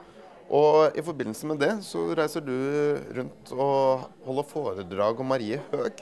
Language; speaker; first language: Norwegian; native; Norwegian